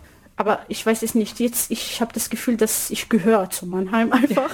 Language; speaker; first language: German; non-native, learner; Arabic